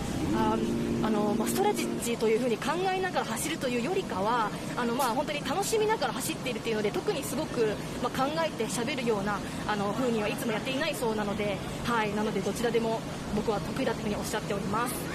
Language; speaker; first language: Japanese; native; Japanese